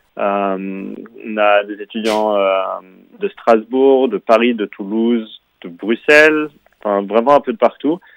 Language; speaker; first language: French; native; French